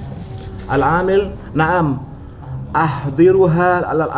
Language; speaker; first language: Arabic; non-native, learner; Indonesian